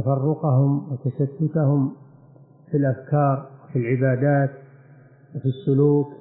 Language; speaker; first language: Arabic; native; Arabic